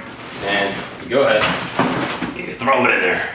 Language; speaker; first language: English; native; English